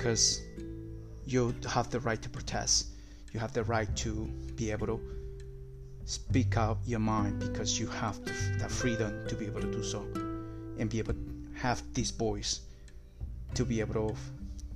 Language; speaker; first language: English; non-native, fluent; Spanish